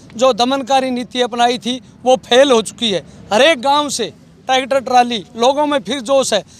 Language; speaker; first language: Hindi; native; Hindi